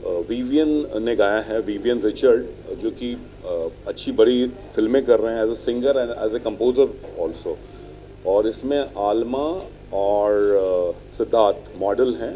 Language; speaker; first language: Hindi; native; Hindi